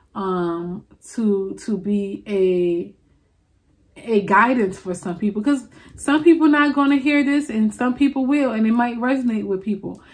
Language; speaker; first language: English; native; English